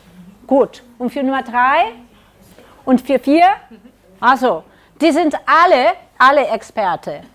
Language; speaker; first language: German; non-native, learner; Catalan